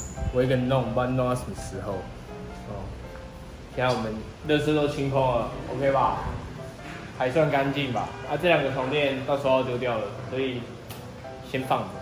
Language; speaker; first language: Chinese; native; Chinese